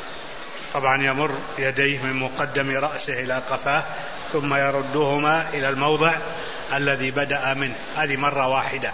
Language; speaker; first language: Arabic; native; Arabic